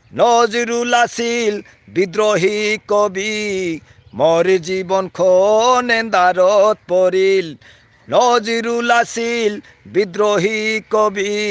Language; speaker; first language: Assamese; non-native, local second language; Bangla